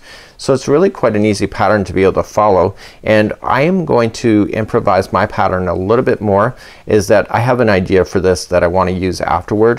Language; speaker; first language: English; native; English